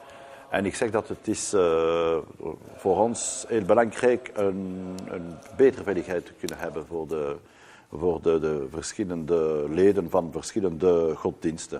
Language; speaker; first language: Dutch; non-native, learner; French